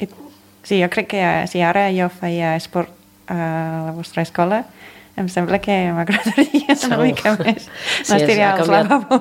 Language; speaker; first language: Catalan; non-native, fluent; English